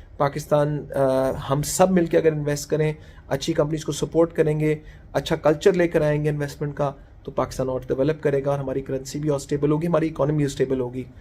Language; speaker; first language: Urdu; native; Urdu